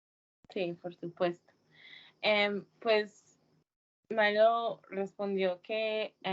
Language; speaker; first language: Spanish; early bilingual, heritage; Spanish